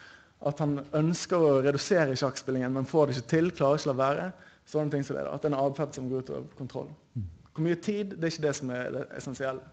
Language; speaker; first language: Norwegian; native; Norwegian